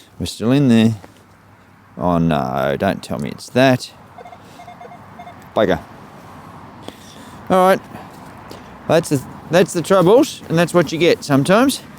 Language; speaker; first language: English; native; English